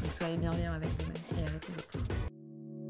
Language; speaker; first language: French; native; French